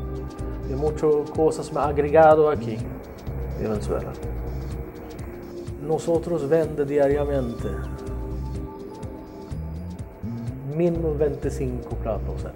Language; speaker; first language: Spanish; non-native, learner; Swedish